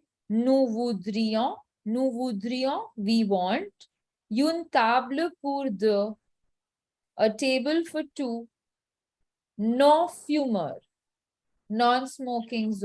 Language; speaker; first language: French; non-native, fluent; Hindi